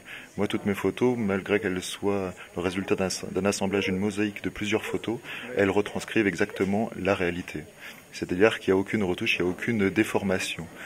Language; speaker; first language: French; native; French